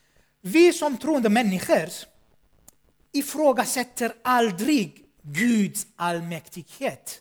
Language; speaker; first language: Swedish; non-native, fluent; Armenian